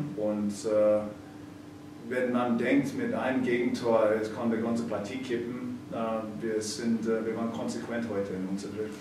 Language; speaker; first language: German; non-native, fluent; English